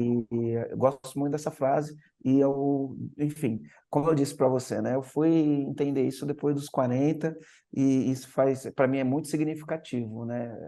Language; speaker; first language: Portuguese; native; Portuguese